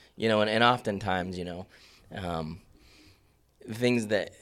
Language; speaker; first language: English; native; English